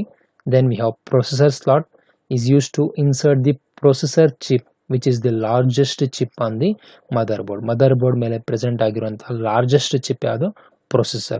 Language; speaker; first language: Kannada; native; Kannada